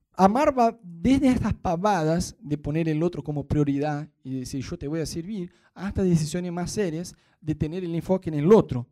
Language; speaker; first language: Spanish; non-native, fluent; Portuguese